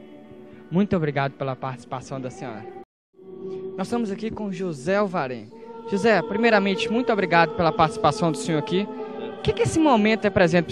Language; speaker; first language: Portuguese; native; Portuguese